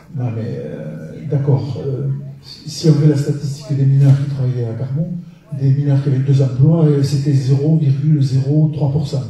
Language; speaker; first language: French; native; French